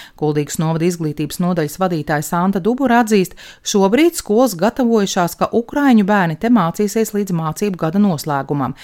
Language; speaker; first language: Latvian; native; Latvian